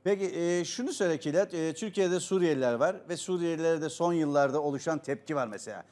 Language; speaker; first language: Turkish; native; Turkish